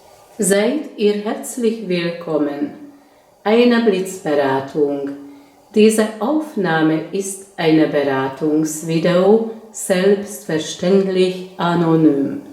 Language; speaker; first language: German; non-native, fluent; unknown